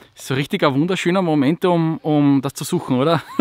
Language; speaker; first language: German; native; German